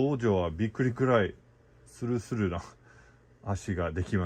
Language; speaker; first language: Japanese; non-native, learner; English